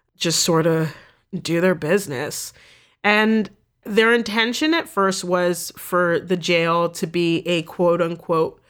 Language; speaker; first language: English; native; English